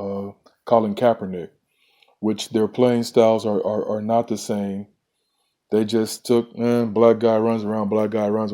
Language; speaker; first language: English; native; English